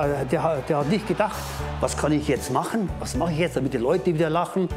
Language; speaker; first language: German; native; German